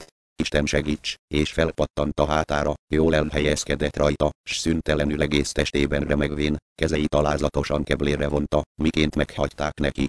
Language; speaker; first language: Hungarian; native; Hungarian